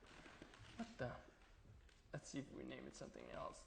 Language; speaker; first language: English; non-native, fluent; Danish